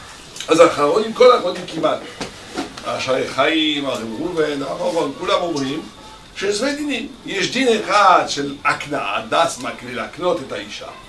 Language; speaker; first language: Hebrew; non-native, fluent; French